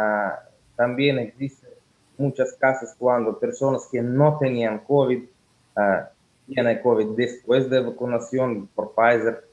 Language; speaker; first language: Spanish; non-native, learner; Russian